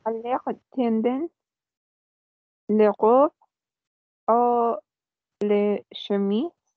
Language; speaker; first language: French; non-native, learner; Spanish